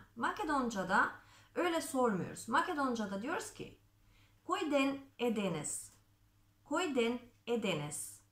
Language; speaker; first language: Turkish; non-native, fluent; Macedonian